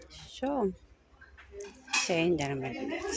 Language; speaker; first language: Arabic; native; Arabic